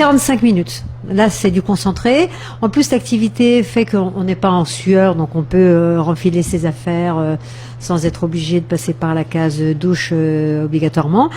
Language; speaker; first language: French; native; French